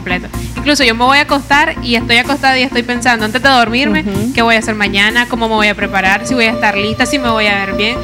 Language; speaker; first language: Spanish; native; Spanish